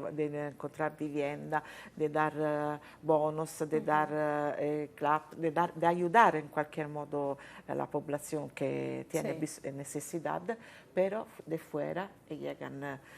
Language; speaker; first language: Spanish; non-native, fluent; Italian